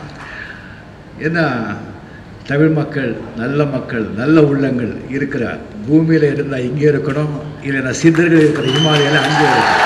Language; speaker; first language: Tamil; non-native, fluent; Marathi